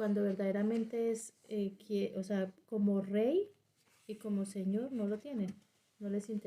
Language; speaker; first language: Spanish; native; Spanish